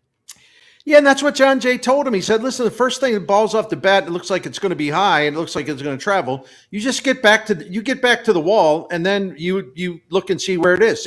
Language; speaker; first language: English; native; English